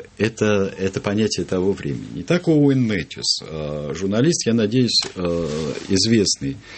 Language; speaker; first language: Russian; native; Russian